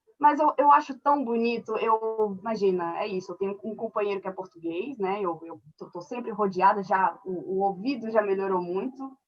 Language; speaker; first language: Portuguese; early bilingual, other home language; French